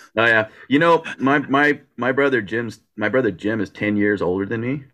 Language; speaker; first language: English; early bilingual, other home language; Japanese